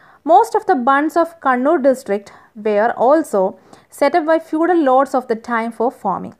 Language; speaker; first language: English; non-native, local second language; Malayalam